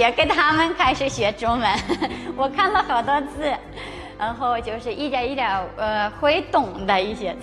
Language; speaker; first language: Chinese; non-native, fluent; Ukrainian